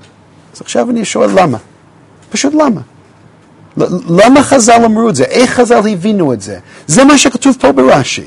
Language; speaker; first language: Hebrew; non-native, fluent; English